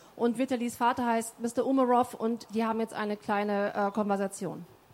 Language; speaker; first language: German; native; German